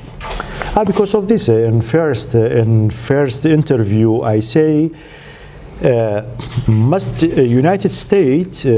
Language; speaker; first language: English; non-native, learner; Central Kurdish